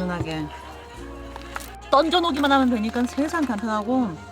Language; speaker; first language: Korean; native; Korean